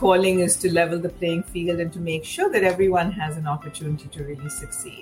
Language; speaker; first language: English; non-native, local second language; Hindi